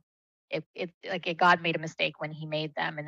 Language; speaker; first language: English; early bilingual, other home language; Malayalam